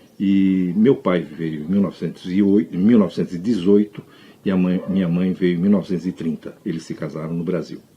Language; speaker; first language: Portuguese; early bilingual, other home language; Japanese